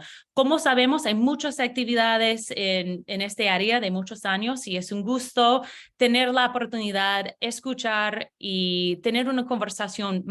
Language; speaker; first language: Spanish; non-native, learner; English